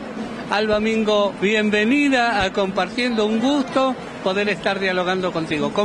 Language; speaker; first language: Spanish; native; Spanish